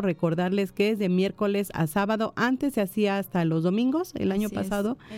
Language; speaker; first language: Spanish; native; Spanish